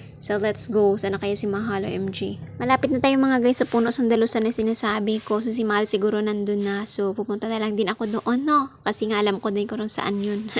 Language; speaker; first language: Filipino; non-native, local second language; Hiligaynon